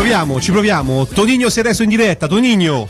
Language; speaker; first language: Italian; native; Italian